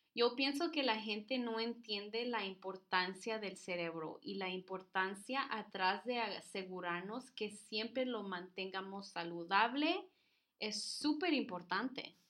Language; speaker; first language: Spanish; early bilingual, heritage; Spanish